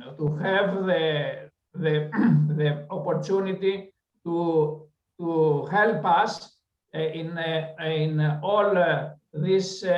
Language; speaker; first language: English; non-native, learner; Greek